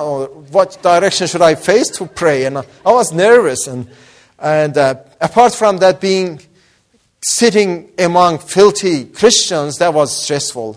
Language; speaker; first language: English; non-native, fluent; Persian